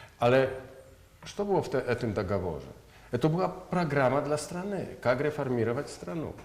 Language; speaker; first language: Russian; non-native, learner; Polish